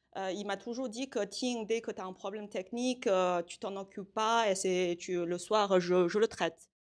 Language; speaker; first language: French; non-native, fluent; Chinese